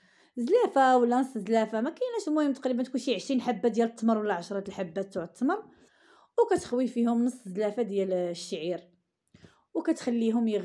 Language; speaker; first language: Arabic; native; Arabic